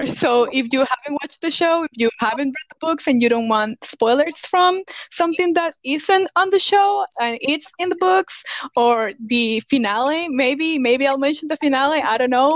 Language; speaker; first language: English; non-native, fluent; Spanish